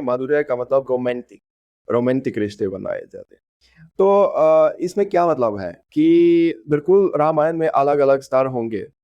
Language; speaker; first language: Hindi; non-native, fluent; Russian